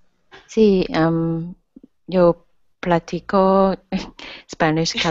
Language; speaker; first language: Spanish; non-native, learner; English